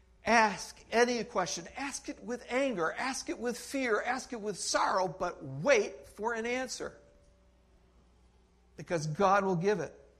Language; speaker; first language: English; native; English